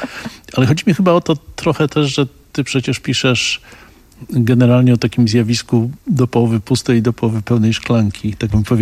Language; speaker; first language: Polish; native; Polish